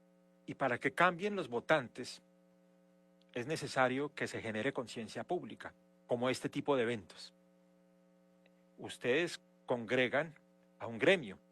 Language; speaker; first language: Spanish; native; Spanish